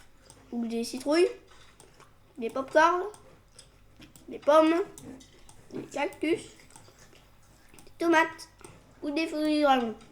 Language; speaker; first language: French; native; French